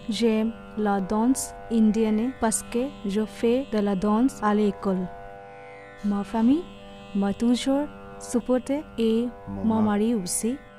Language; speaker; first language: French; non-native, learner; Bangla